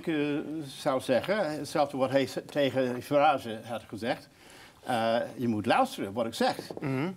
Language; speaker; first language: Dutch; non-native, fluent; English